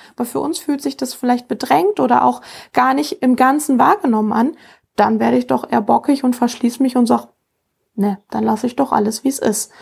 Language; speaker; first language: German; native; German